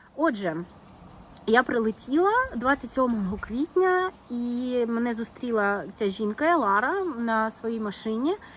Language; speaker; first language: Ukrainian; non-native, local second language; Russian